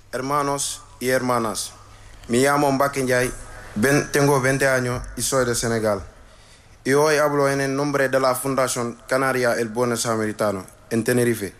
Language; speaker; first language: Spanish; non-native, learner; Wolof